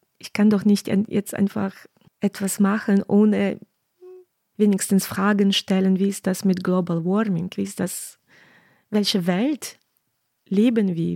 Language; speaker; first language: German; non-native, fluent; Ukrainian